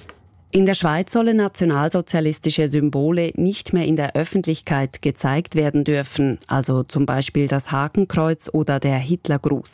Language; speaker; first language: German; native; German